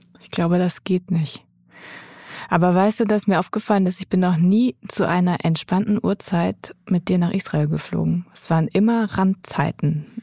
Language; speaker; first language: German; native; German